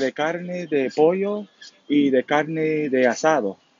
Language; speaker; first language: Spanish; non-native, learner; English